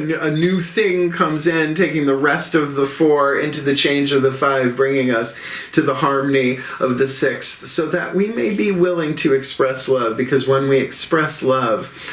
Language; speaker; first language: English; native; English